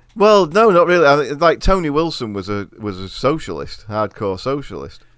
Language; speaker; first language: English; native; English